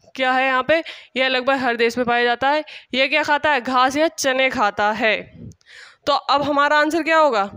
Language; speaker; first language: Hindi; native; Hindi